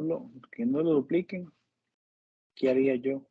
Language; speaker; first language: Spanish; native; Spanish